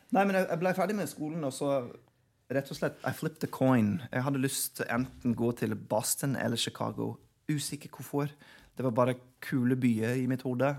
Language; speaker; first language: Norwegian; non-native, fluent; English